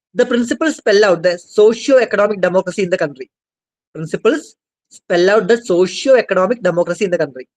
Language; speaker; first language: English; non-native, local second language; Malayalam